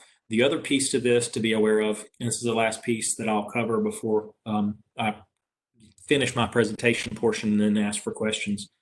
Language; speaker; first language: English; native; English